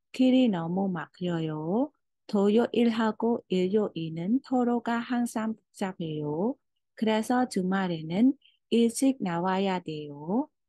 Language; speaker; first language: Korean; non-native, fluent; Khmer